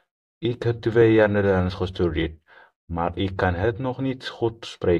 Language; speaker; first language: Dutch; non-native, learner; Tigrinya